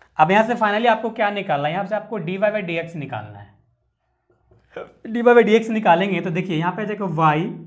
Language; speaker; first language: Hindi; native; Hindi